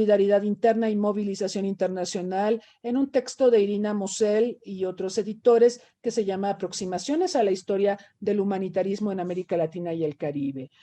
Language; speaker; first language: Spanish; native; Spanish